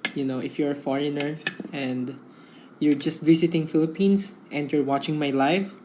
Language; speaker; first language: English; non-native, local second language; Filipino